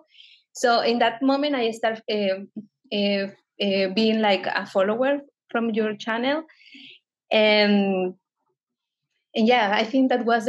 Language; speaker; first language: English; non-native, fluent; Spanish